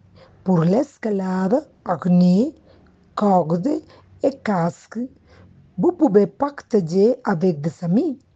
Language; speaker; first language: French; non-native, learner; Spanish